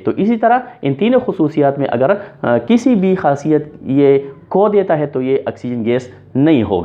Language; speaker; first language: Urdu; non-native, local second language; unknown